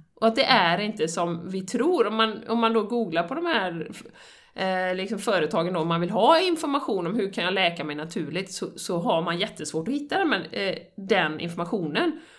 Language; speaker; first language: Swedish; native; Swedish